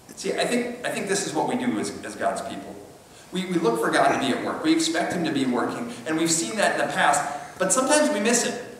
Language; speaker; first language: English; native; English